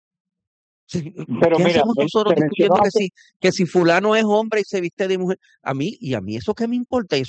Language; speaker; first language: Spanish; native; Spanish